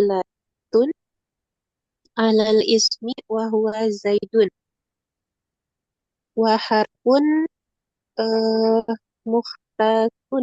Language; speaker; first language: Arabic; non-native, learner; Indonesian